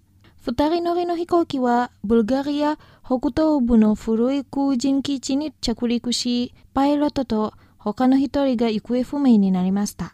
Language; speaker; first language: Japanese; non-native, fluent; Indonesian